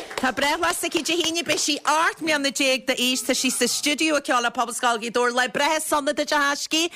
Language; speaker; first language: Irish; native; Irish